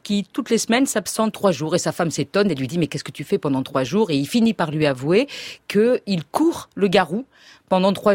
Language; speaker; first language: French; native; French